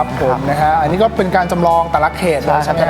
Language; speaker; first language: Thai; native; Thai